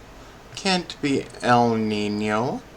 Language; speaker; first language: Spanish; non-native, learner; English